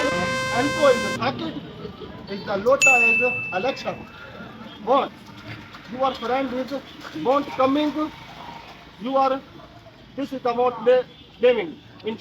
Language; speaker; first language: English; non-native, learner; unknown